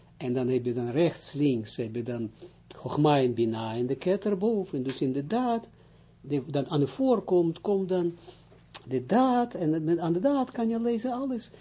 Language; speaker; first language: Dutch; non-native, fluent; Hebrew